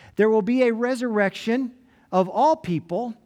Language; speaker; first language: English; native; English